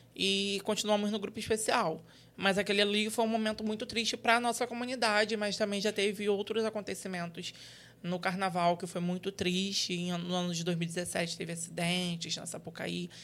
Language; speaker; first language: Portuguese; native; Portuguese